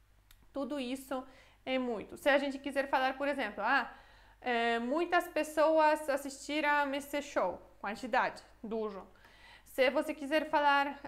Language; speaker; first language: Portuguese; non-native, fluent; Polish